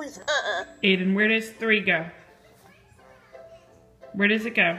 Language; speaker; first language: English; native; English